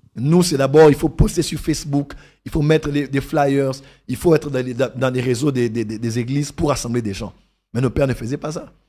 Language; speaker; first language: French; non-native, local second language; Lingala